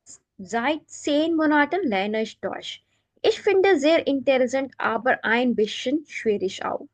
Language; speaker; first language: German; non-native, learner; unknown